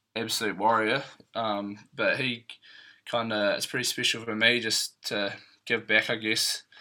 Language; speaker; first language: English; native; English